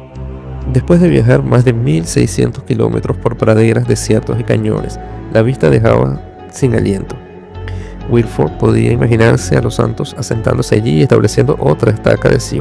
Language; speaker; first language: Spanish; native; Spanish